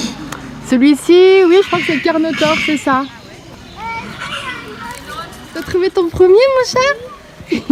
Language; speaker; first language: French; native; French